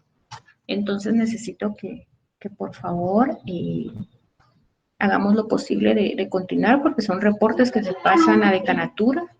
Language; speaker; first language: Spanish; native; Spanish